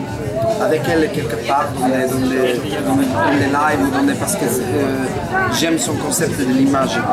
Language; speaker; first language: French; non-native, fluent; Italian